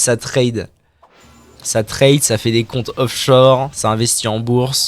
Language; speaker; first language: French; native; French